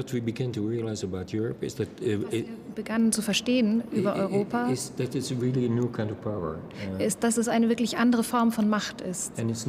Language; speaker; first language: German; non-native, fluent; Dutch